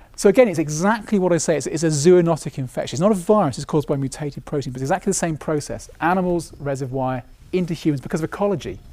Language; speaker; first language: English; native; English